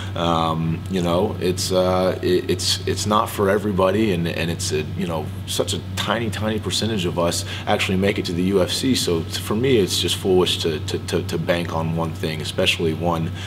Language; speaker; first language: English; native; English